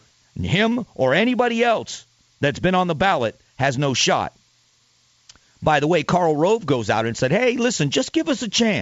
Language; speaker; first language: English; native; English